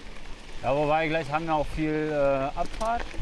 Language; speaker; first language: German; native; German